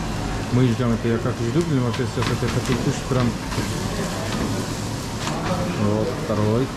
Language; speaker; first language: Russian; non-native, learner; Turkish